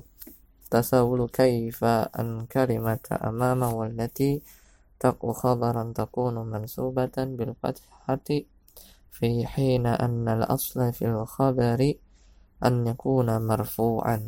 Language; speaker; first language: Arabic; non-native, fluent; Indonesian